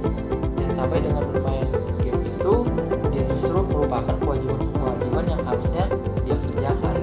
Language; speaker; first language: Indonesian; native; Indonesian